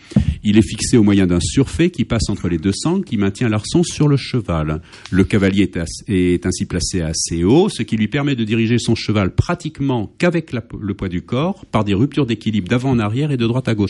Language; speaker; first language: French; native; French